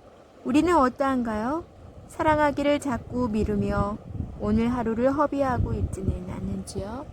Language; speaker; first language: Korean; native; Korean